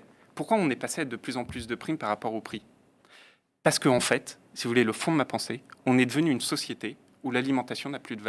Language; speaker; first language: French; native; French